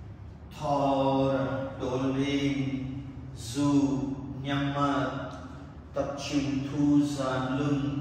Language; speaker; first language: Vietnamese; non-native, learner; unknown